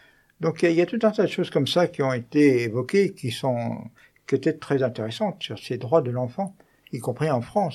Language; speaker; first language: French; native; French